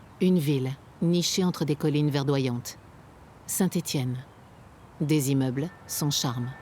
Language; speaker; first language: French; native; French